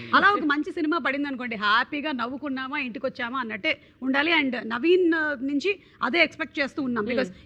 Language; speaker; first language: Telugu; native; Telugu